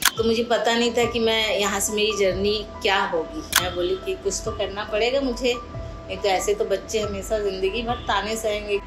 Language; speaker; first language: Hindi; native; Hindi